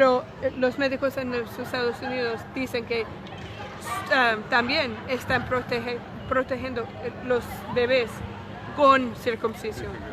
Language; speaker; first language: Spanish; non-native, learner; English